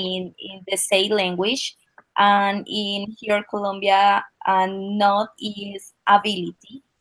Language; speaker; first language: English; non-native, learner; Spanish